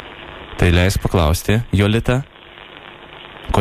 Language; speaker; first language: Lithuanian; native; Lithuanian